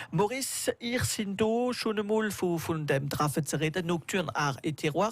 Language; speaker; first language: German; native; German